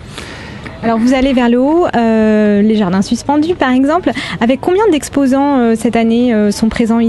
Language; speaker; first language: French; native; French